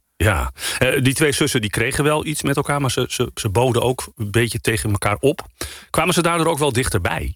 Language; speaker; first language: Dutch; native; Dutch